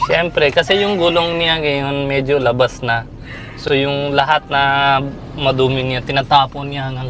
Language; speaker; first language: Filipino; non-native, learner; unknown